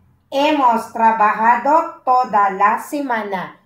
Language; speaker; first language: Spanish; non-native, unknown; Filipino